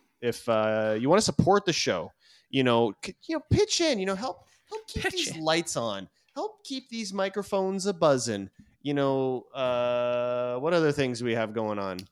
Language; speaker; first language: English; native; English